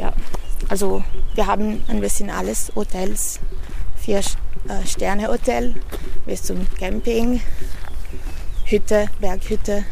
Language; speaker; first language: German; non-native, fluent; Italian